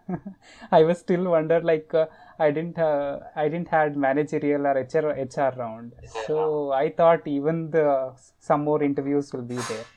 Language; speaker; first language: English; non-native, local second language; Kannada